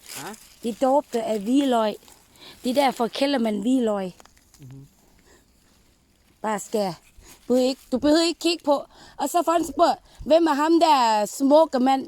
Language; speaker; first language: Danish; non-native, learner; Thai